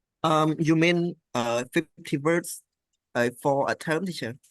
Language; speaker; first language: English; non-native, learner; Khmer